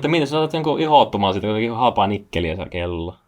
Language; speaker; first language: Finnish; native; Finnish